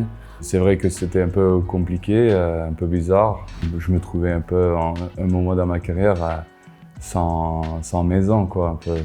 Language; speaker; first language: French; non-native, fluent; Afrikaans